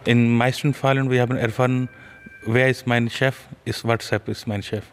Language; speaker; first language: German; non-native, fluent; Urdu